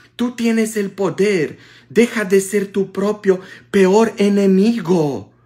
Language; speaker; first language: Spanish; non-native, fluent; Polish